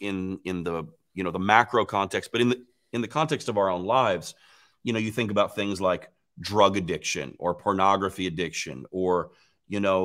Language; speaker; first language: English; native; English